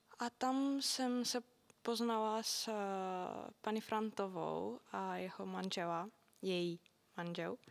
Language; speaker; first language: Czech; non-native, fluent; Greek